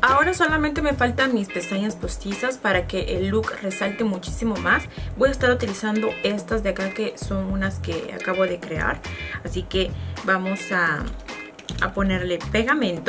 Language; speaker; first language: Spanish; native; Spanish